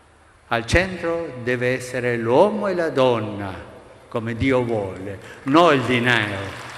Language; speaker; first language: Italian; non-native, fluent; Spanish